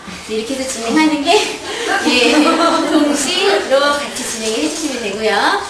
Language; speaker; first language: Korean; native; Korean